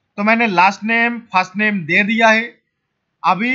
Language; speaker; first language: Hindi; non-native, local second language; Bangla